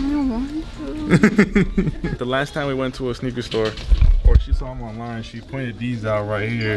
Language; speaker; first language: English; early bilingual, other home language; Spanish